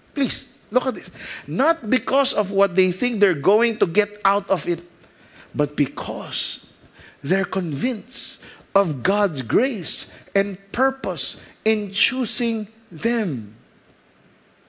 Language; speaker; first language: English; non-native, local second language; Filipino